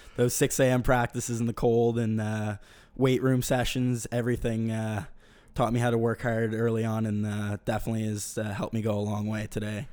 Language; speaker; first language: English; native; English